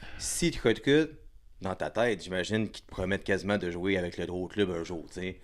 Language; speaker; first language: French; native; French